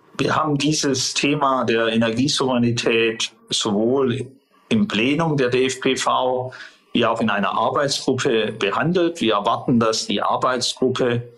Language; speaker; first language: German; native; German